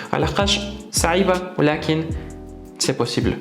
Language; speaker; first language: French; non-native, fluent; Spanish